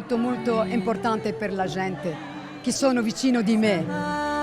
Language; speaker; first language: Italian; non-native, learner; French